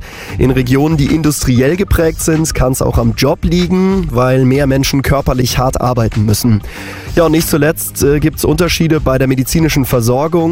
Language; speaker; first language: German; native; German